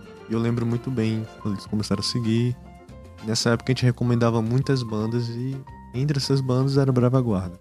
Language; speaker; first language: Portuguese; native; Portuguese